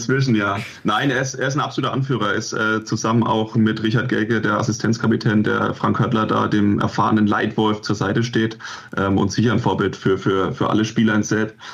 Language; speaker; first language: German; native; German